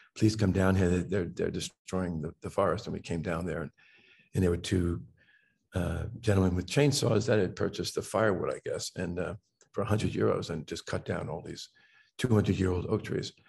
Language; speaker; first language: English; native; English